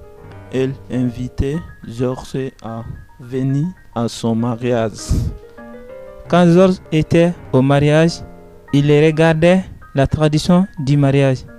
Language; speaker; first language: French; non-native, learner; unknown